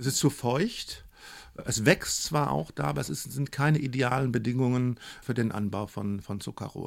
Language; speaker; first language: German; native; German